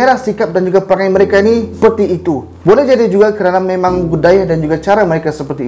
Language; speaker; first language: Malay; native; Malay